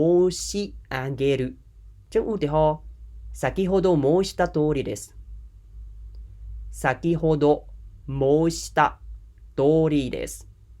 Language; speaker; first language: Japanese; non-native, fluent; Khmer